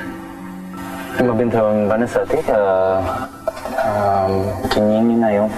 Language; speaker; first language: Vietnamese; non-native, learner; Swedish